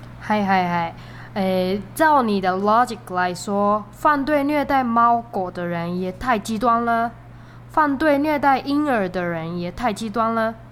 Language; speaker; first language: Chinese; non-native, fluent; Japanese